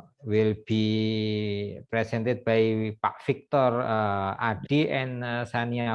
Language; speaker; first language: English; non-native, fluent; Indonesian